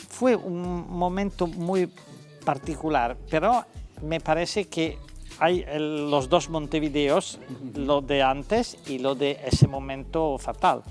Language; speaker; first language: Spanish; non-native, fluent; Italian